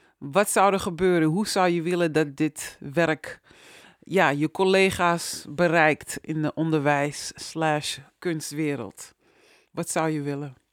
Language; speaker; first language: Dutch; native; Dutch